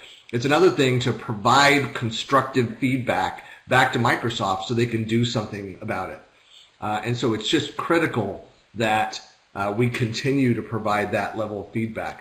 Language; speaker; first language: English; native; English